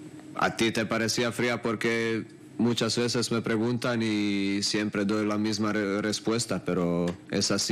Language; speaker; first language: Spanish; non-native, fluent; Croatian